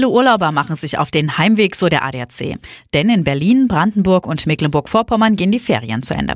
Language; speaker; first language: German; native; German